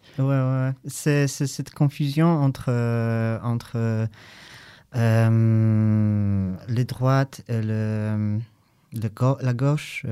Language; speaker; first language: French; non-native, learner; Polish